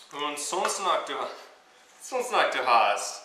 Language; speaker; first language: German; non-native, learner; English